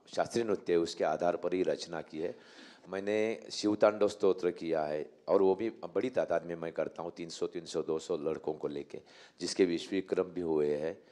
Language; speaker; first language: Hindi; non-native, local second language; Marathi